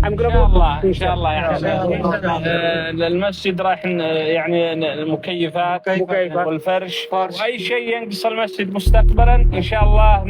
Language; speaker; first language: Arabic; native; Arabic